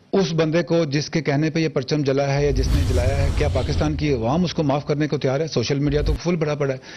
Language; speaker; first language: Urdu; native; Urdu